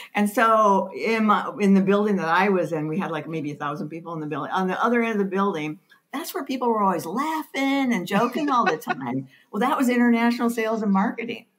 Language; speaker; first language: English; native; English